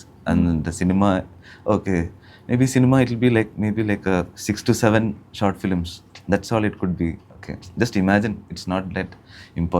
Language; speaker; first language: Tamil; early bilingual, heritage; Tamil